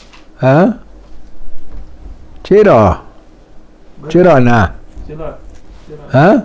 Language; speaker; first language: Persian; non-native, fluent; Urdu